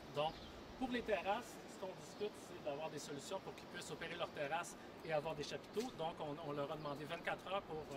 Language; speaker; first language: French; native; French